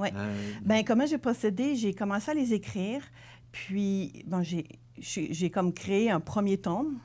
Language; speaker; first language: French; native; French